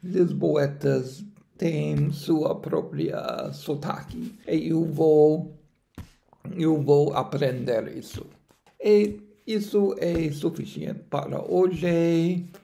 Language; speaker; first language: Portuguese; non-native, learner; English